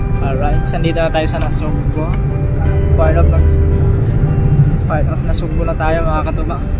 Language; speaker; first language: Filipino; non-native, local second language; Cebuano